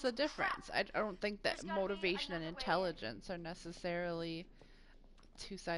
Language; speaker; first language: English; native; English